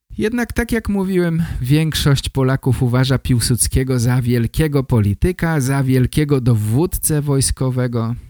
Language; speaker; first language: Polish; native; Polish